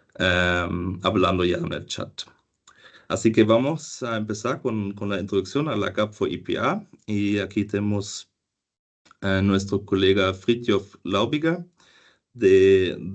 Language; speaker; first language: Spanish; non-native, fluent; German